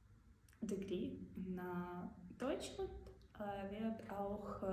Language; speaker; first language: German; non-native, learner; Ukrainian